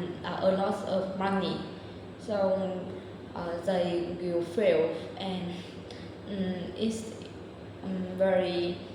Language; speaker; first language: English; non-native, learner; Vietnamese